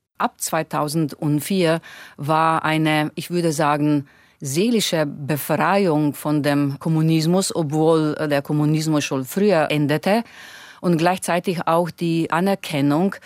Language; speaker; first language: German; non-native, fluent; Slovenian